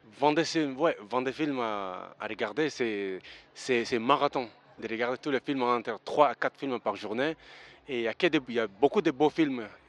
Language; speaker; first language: French; early bilingual, other home language; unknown